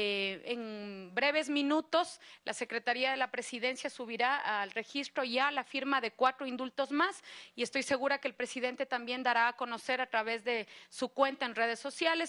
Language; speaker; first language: Spanish; native; Spanish